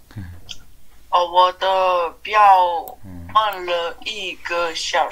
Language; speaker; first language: Chinese; non-native, learner; Mongolian